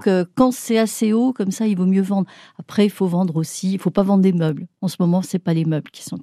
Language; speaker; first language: French; native; French